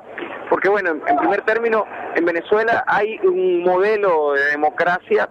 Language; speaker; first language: Spanish; native; Spanish